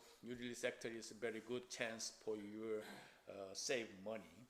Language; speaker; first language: English; non-native, fluent; Korean